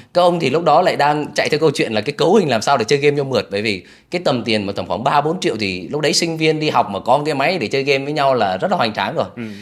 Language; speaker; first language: Vietnamese; native; Vietnamese